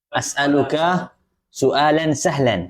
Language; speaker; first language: Arabic; non-native, fluent; Indonesian